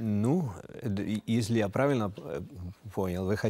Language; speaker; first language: Russian; non-native, learner; Spanish